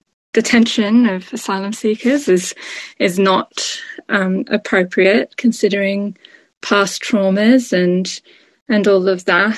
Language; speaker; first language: English; native; English